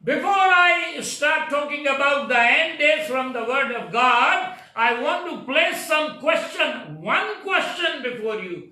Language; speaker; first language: English; non-native, local second language; Hindi